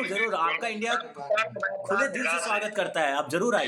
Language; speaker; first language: Hindi; native; Hindi